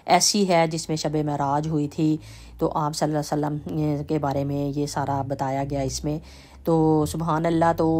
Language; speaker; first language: Urdu; native; Urdu